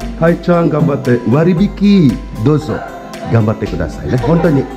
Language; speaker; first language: Japanese; non-native, fluent; Balinese